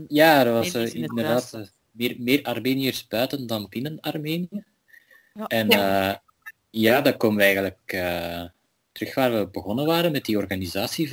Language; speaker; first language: Dutch; native; Dutch